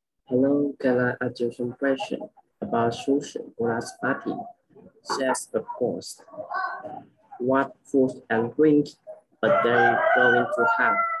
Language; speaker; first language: English; non-native, learner; Vietnamese